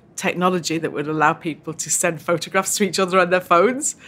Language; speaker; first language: English; native; English